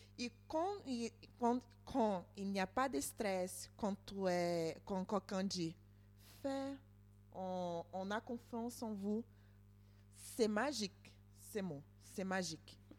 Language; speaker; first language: French; non-native, learner; Spanish